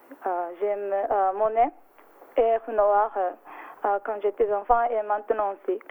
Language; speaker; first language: French; non-native, learner; Japanese